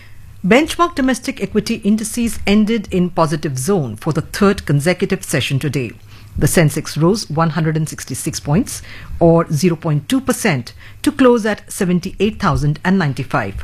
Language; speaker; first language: English; non-native, local second language; Hindi